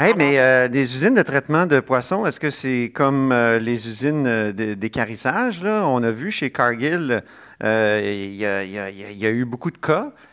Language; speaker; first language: French; native; French